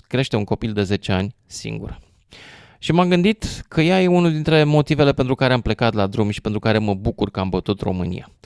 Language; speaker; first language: Romanian; native; Romanian